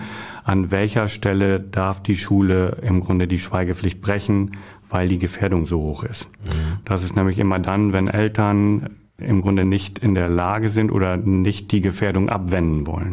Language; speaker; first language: German; native; German